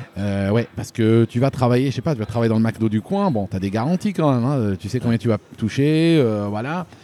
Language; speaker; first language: French; non-native, local second language; Arabic